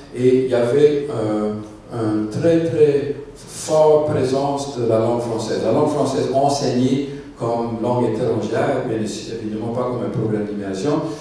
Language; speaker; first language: French; non-native, local second language; English